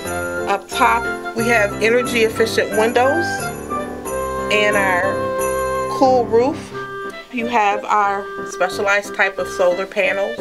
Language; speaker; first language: English; native; English